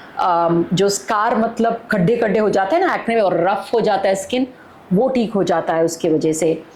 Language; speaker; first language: Hindi; non-native, local second language; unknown